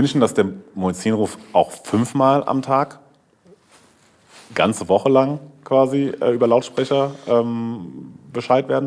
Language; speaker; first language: German; native; German